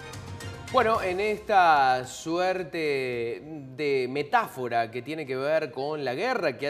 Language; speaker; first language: Spanish; native; Spanish